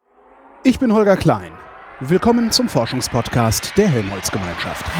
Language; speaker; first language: German; native; German